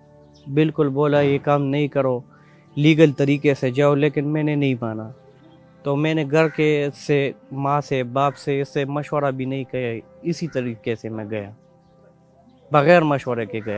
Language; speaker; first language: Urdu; non-native, local second language; Pashto